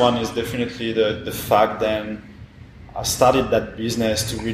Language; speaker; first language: English; non-native, fluent; French